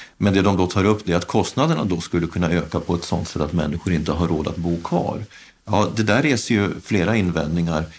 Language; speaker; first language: Swedish; native; Swedish